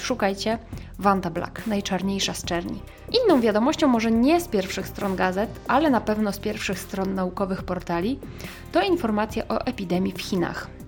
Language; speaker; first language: Polish; native; Polish